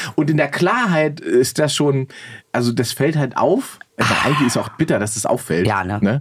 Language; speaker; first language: German; native; German